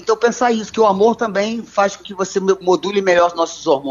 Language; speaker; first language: Portuguese; native; Portuguese